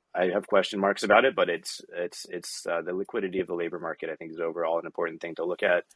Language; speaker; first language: English; native; English